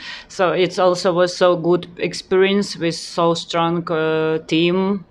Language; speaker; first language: English; non-native, learner; Ukrainian